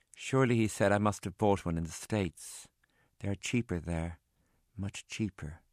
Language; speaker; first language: English; native; English